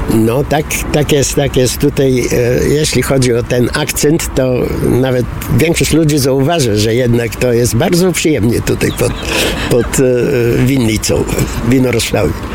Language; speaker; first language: Polish; non-native, fluent; Bulgarian